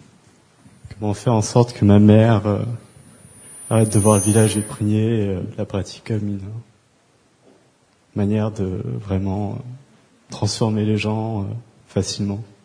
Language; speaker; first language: French; early bilingual, other home language; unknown